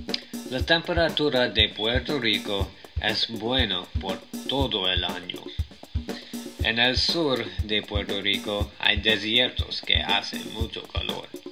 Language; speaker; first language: Spanish; non-native, learner; English